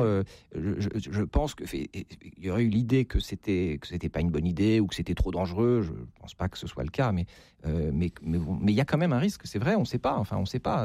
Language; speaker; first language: French; native; French